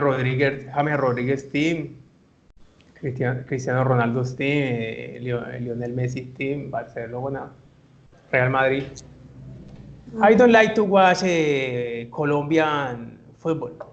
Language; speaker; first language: English; non-native, learner; Spanish